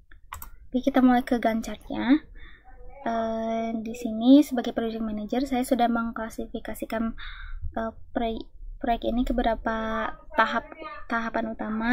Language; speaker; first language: Indonesian; native; Indonesian